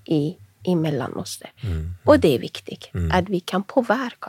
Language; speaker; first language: Swedish; non-native, fluent; Persian